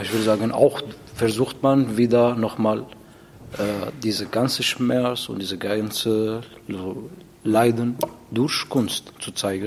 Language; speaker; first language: German; non-native, learner; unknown